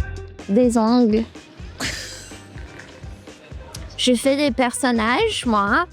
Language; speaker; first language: French; early bilingual, heritage; French